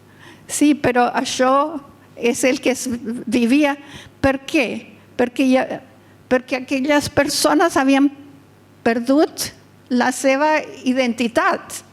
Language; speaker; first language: Catalan; early bilingual, heritage; Catalan